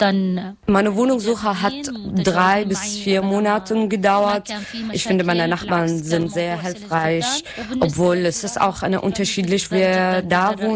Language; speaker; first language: German; non-native, learner; Arabic